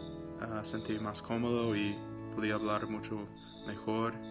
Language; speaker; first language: Spanish; non-native, fluent; English